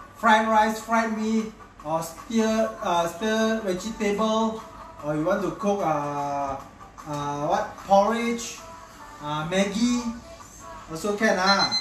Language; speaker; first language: English; non-native, local second language; Chinese